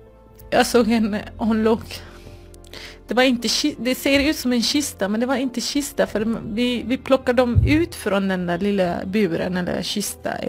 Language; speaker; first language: Swedish; non-native, fluent; Kurdish